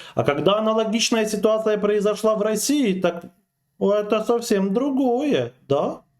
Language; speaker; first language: Russian; native; Russian